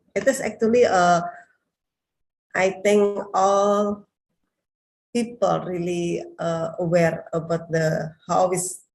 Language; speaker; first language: English; non-native, learner; Indonesian